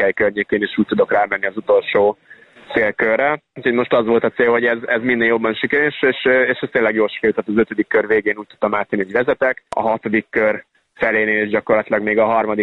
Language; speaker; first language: Hungarian; native; Hungarian